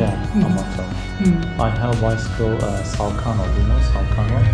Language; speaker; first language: English; non-native, learner; Turkish